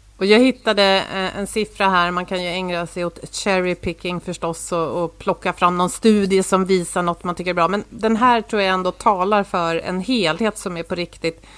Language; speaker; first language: Swedish; native; Swedish